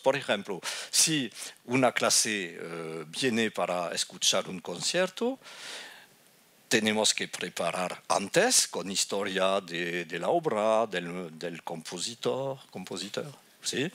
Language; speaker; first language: Spanish; non-native, fluent; French